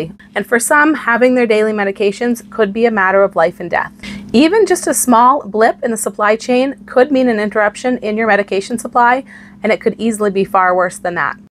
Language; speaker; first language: English; native; English